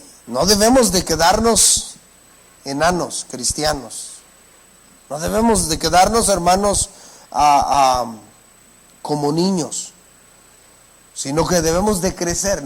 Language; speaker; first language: Spanish; native; Spanish